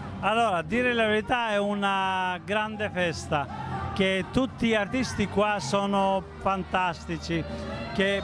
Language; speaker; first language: Italian; non-native, fluent; Albanian